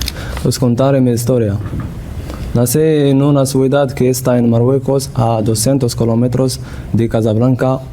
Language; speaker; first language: Spanish; non-native, learner; Central Atlas Tamazight